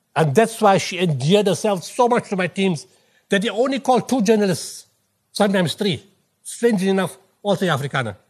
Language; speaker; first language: English; native; English